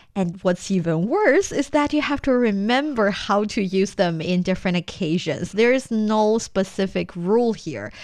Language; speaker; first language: English; non-native, fluent; Chinese